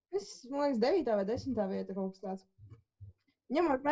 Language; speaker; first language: Latvian; non-native, local second language; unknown